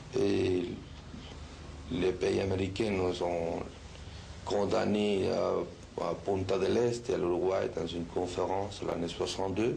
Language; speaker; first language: French; non-native, learner; Spanish